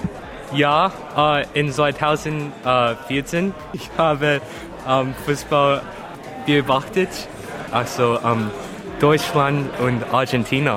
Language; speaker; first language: German; non-native, learner; Cantonese